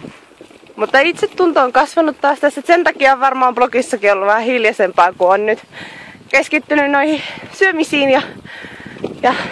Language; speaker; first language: Finnish; native; Finnish